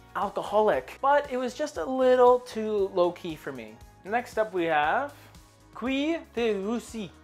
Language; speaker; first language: English; native; English